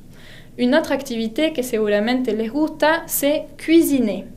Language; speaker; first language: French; non-native, fluent; Spanish